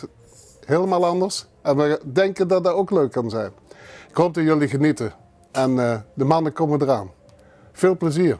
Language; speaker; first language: Dutch; native; Dutch